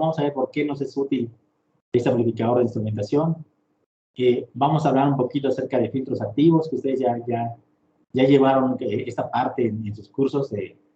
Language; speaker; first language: Spanish; native; Spanish